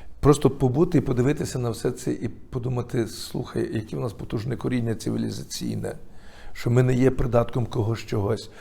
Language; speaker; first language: Ukrainian; native; Ukrainian